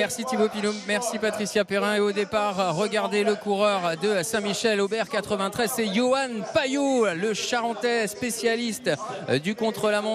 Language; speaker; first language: French; native; French